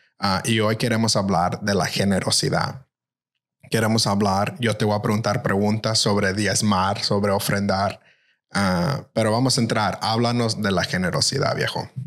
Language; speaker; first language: Spanish; early bilingual, heritage; Spanish